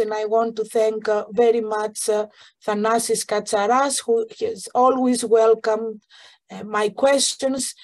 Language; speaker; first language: English; non-native, fluent; Greek